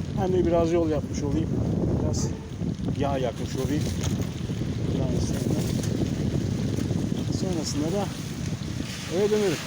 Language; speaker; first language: Turkish; native; Turkish